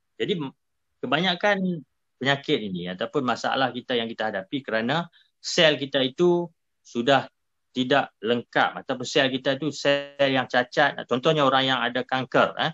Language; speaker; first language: Malay; native; Malay